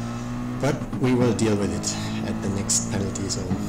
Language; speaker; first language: English; non-native, fluent; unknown